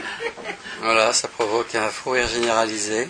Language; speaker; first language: French; native; French